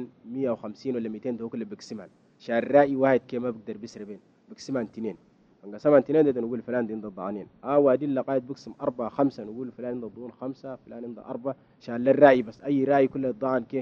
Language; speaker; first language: Arabic; native; Arabic